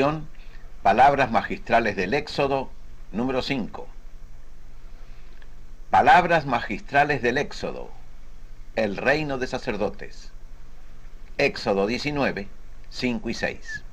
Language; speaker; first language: Spanish; native; Spanish